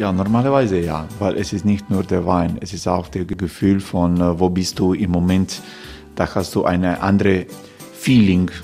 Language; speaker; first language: German; non-native, learner; Croatian